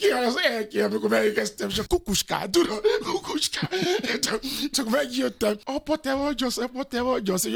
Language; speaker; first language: Hungarian; non-native, learner; Albanian